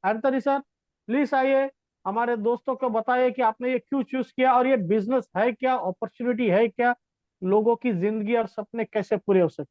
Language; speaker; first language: Hindi; native; Hindi